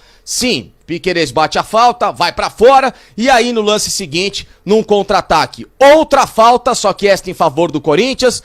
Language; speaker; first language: Portuguese; native; Portuguese